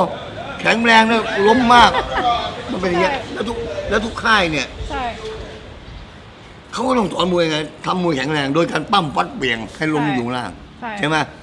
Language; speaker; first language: Thai; native; Thai